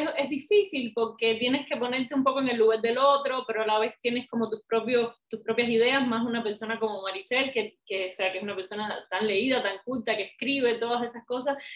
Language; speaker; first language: Spanish; native; Spanish